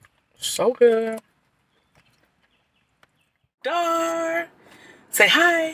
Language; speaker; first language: English; native; English